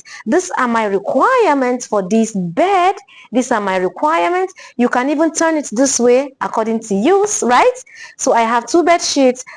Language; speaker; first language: English; non-native, local second language; Igbo